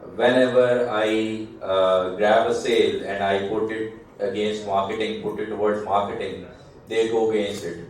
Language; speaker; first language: English; non-native, local second language; Urdu